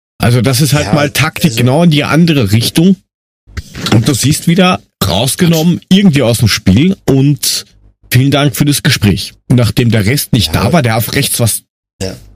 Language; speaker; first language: German; native; German